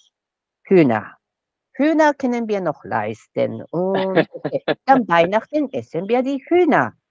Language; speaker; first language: German; non-native, fluent; Japanese